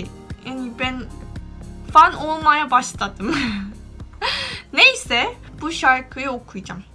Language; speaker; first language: Turkish; non-native, fluent; Korean